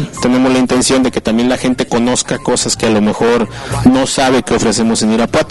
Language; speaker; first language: Spanish; native; Spanish